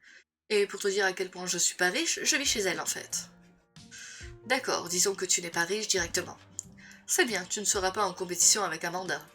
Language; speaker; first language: French; native; French